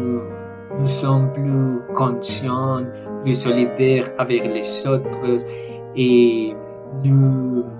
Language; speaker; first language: French; non-native, learner; Spanish